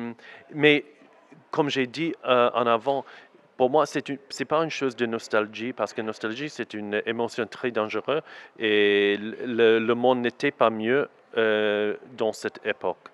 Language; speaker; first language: French; non-native, learner; English